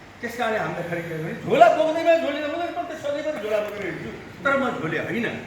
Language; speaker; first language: Nepali; native; Nepali